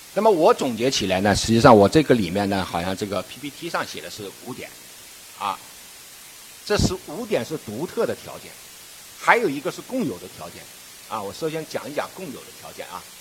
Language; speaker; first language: Chinese; native; Chinese